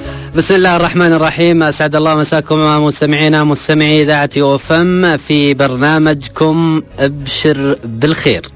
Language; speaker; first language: Arabic; native; Arabic